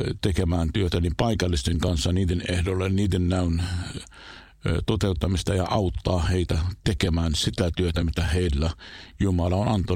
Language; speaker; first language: Finnish; non-native, fluent; Arabic